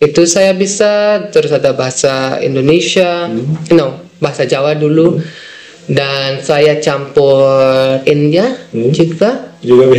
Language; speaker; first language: Indonesian; non-native, fluent; Dutch